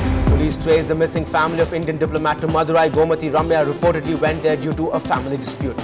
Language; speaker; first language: English; non-native, local second language; Tamil